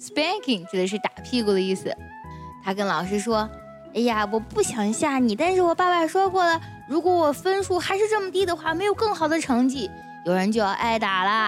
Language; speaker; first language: Chinese; native; Chinese